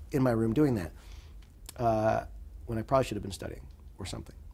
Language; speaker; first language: English; native; English